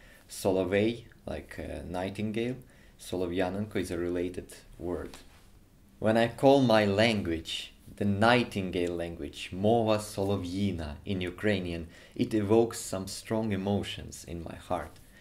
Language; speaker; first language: English; non-native, fluent; Ukrainian